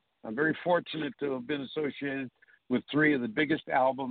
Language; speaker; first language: English; native; English